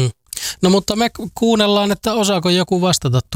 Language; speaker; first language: Finnish; native; Finnish